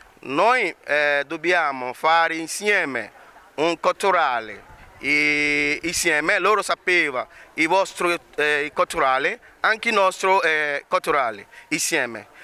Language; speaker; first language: Italian; non-native, learner; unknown